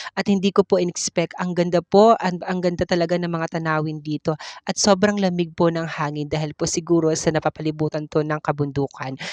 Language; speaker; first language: Filipino; non-native, local second language; Bikol